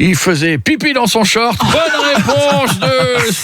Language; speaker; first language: French; native; French